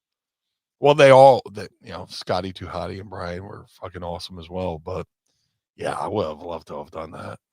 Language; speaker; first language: English; native; English